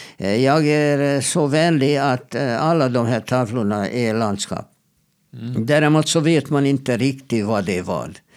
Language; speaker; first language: Swedish; non-native, fluent; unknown